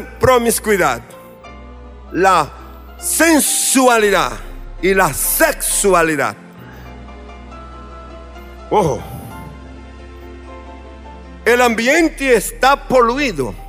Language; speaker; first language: Spanish; non-native, fluent; Portuguese